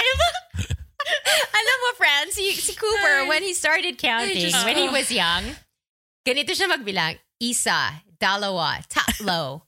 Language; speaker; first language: English; non-native, local second language; Filipino